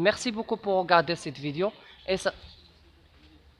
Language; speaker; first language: French; non-native, local second language; Arabic